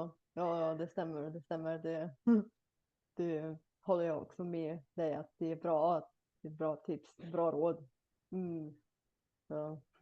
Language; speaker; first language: Swedish; non-native, fluent; Bulgarian